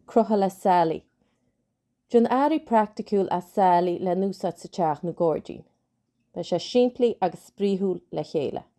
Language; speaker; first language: Irish; native; Irish